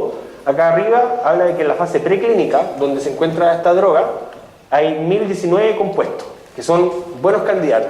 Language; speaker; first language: Spanish; native; Spanish